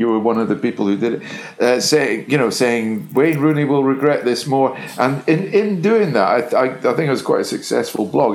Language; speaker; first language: English; native; English